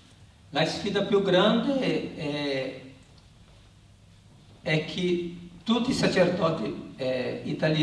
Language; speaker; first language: Italian; non-native, learner; Portuguese